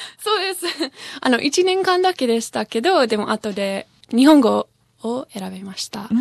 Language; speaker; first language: Japanese; non-native, fluent; English